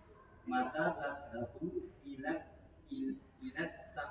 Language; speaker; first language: Arabic; non-native, learner; Indonesian